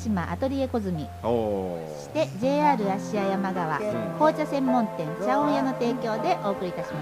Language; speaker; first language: Japanese; native; Japanese